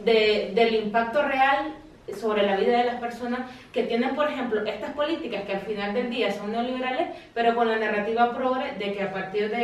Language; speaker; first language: Spanish; native; Spanish